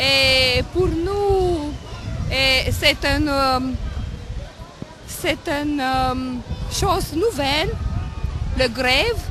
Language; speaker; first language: French; non-native, learner; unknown